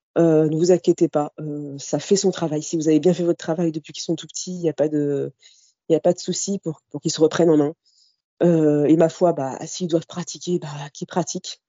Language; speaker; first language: French; early bilingual, other home language; Kabyle